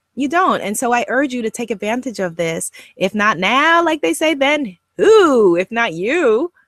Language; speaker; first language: English; native; English